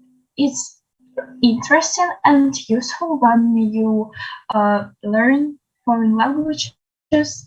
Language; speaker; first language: English; non-native, learner; Ukrainian